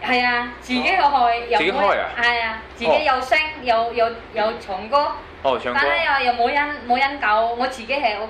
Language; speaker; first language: Chinese; non-native, learner; Indonesian